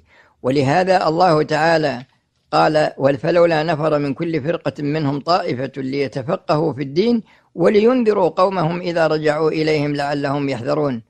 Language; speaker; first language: Arabic; native; Arabic